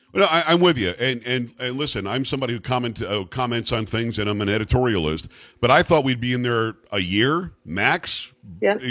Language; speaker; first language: English; native; English